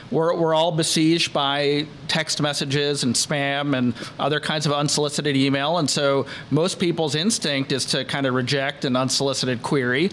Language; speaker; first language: English; native; English